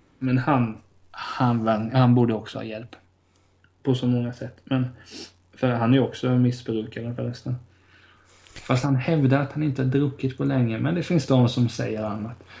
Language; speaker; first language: Swedish; native; Swedish